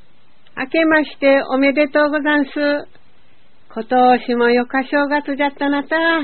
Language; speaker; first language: Japanese; native; Japanese